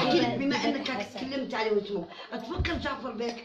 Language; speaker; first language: Arabic; native; Arabic